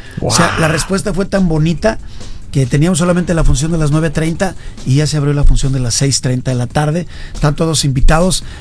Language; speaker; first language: Spanish; native; Spanish